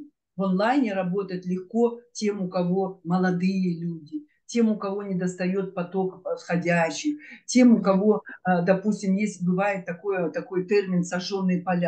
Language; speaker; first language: Russian; native; Russian